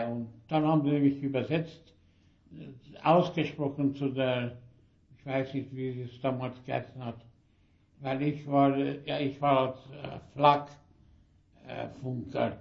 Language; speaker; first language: German; early bilingual, heritage; German